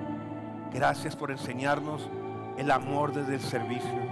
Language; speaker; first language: Spanish; native; Spanish